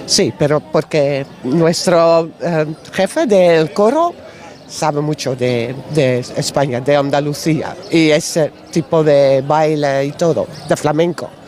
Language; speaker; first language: Spanish; non-native, learner; Dutch